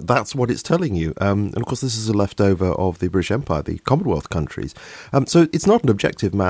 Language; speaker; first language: English; native; English